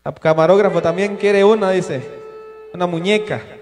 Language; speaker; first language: Spanish; non-native, local second language; Kaqchikel